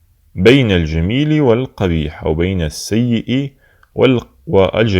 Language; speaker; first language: Arabic; native; Arabic